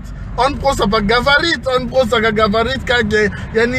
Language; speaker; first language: Russian; non-native, learner; Lingala